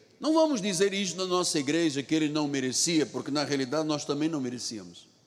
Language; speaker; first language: Portuguese; native; Portuguese